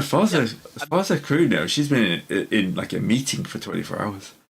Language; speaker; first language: English; native; English